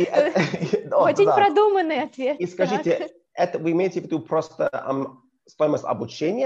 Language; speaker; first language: Russian; non-native, learner; English